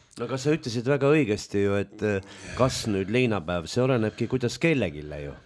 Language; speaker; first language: Estonian; native; Estonian